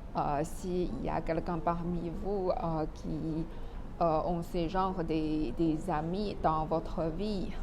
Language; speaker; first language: French; non-native, fluent; Chinese